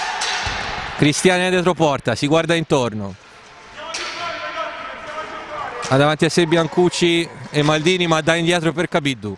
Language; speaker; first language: Italian; native; Italian